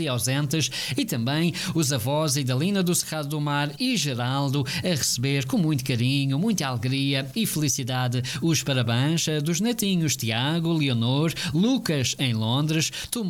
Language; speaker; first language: Portuguese; native; Portuguese